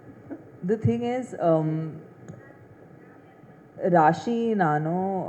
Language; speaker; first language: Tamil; non-native, fluent; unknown